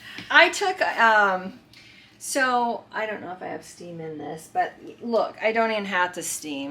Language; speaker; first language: English; native; English